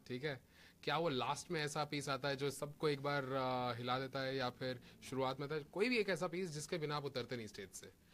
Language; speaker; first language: Hindi; native; Hindi